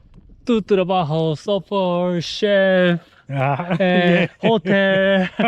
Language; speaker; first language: Spanish; non-native, learner; Korean